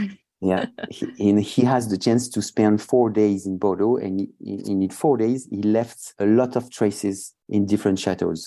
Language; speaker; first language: English; non-native, fluent; French